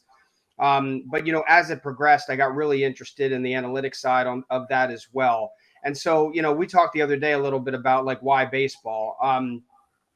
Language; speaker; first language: English; native; English